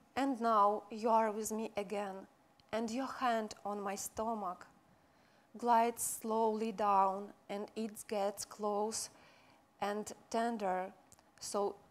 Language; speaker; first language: English; non-native, fluent; Russian